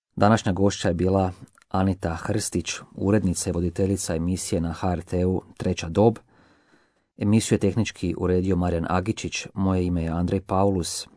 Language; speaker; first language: Croatian; native; Croatian